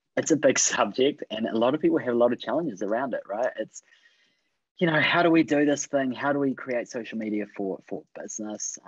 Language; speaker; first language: English; native; English